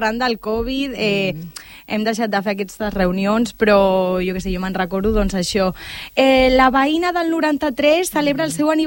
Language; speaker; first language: Catalan; native; Catalan